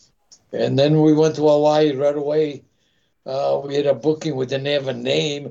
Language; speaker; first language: English; non-native, fluent; Italian